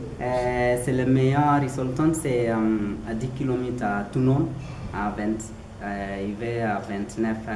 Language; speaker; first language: French; non-native, learner; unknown